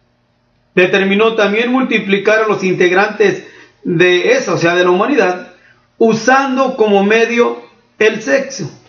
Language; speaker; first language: Spanish; native; Spanish